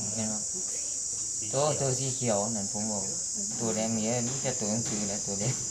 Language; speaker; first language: Thai; native; Thai